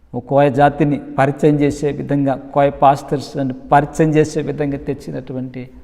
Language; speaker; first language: Telugu; non-native, local second language; Koya